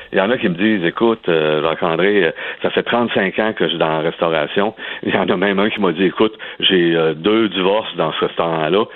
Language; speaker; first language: French; native; French